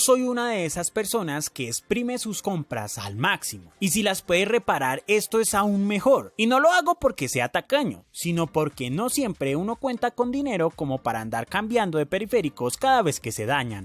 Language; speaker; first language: Spanish; native; Spanish